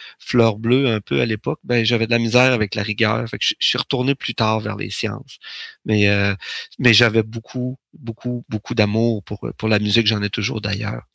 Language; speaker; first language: French; native; French